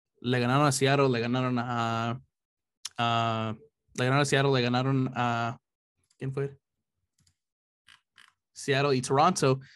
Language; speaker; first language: Spanish; early bilingual, heritage; Spanish